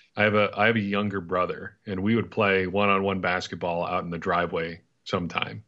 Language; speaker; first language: English; native; English